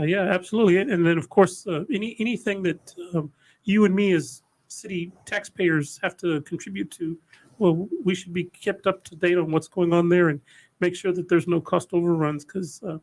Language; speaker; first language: English; native; English